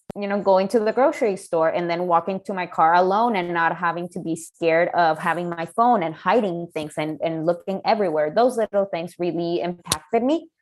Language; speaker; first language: English; non-native, fluent; Spanish